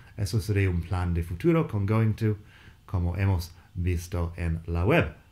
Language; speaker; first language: Spanish; non-native, fluent; English